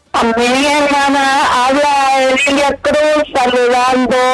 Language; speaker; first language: Spanish; native; Spanish